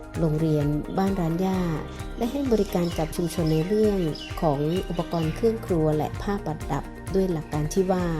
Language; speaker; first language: Thai; native; Thai